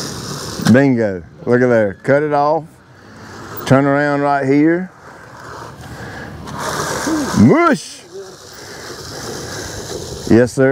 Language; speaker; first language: English; native; English